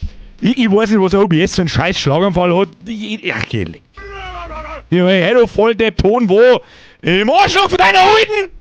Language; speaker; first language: German; native; German